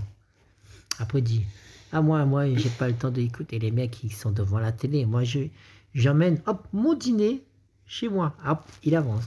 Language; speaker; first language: French; native; French